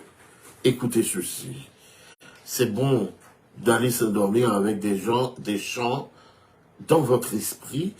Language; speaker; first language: French; non-native, local second language; Haitian Creole